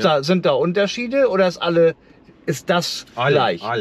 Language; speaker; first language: German; native; German